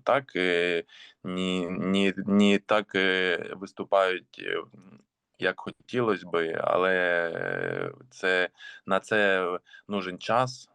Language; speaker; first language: Ukrainian; non-native, local second language; Russian